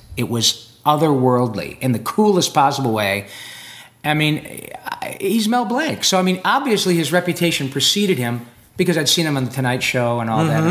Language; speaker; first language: English; native; English